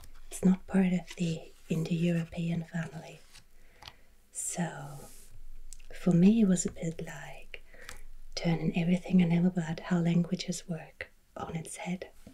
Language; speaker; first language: English; non-native, fluent; German